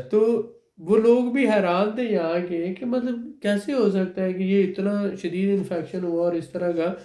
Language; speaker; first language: Urdu; non-native, local second language; Punjabi